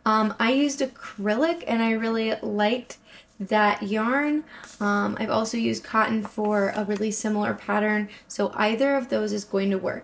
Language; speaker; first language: English; native; English